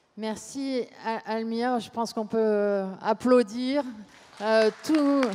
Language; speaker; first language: French; native; French